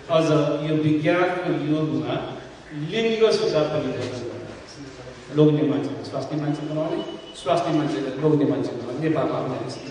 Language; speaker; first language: Nepali; non-native, local second language; Newari